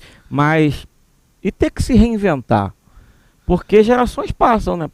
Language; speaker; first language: Portuguese; native; Portuguese